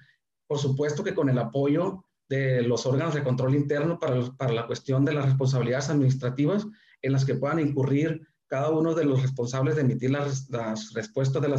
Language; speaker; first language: Spanish; native; Spanish